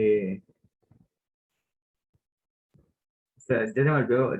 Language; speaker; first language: Spanish; native; Spanish